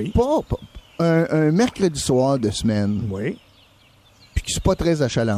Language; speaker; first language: French; native; French